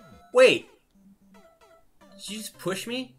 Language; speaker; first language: English; native; English